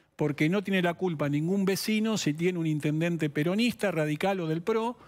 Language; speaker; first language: Spanish; native; Spanish